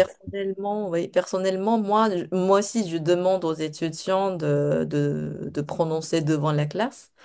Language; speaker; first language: French; non-native, fluent; Japanese